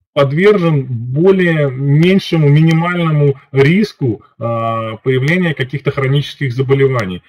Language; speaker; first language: Russian; native; Russian